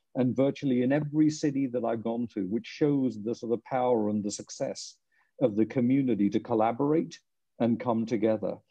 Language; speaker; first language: English; non-native, local second language; Punjabi